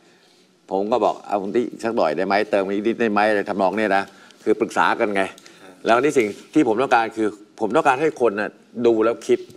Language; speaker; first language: Thai; native; Thai